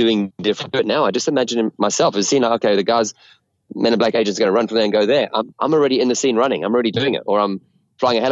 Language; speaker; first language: English; native; English